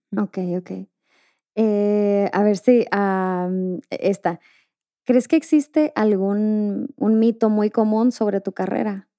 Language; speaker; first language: Spanish; native; Spanish